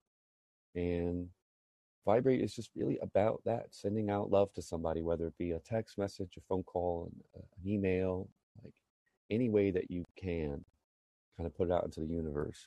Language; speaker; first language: English; native; English